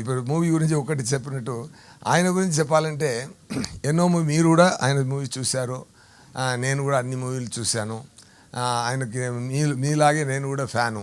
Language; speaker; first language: Telugu; non-native, fluent; Tamil